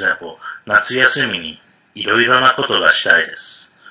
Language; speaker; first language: Japanese; non-native, fluent; English